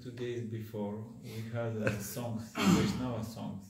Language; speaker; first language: English; non-native, fluent; Bulgarian